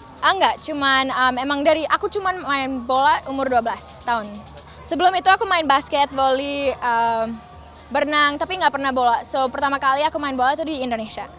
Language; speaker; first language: Indonesian; early bilingual, other home language; English